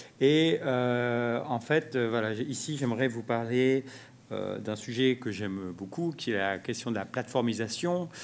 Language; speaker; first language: French; native; French